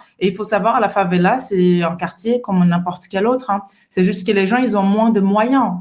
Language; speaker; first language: French; non-native, fluent; Portuguese